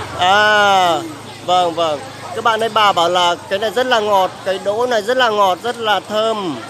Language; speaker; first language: Vietnamese; native; Vietnamese